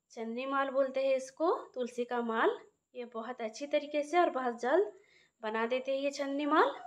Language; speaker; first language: Hindi; non-native, local second language; Odia